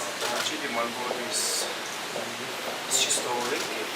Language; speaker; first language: Russian; non-native, learner; Mongolian